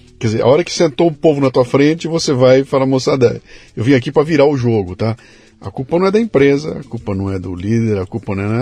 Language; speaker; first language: Portuguese; native; Portuguese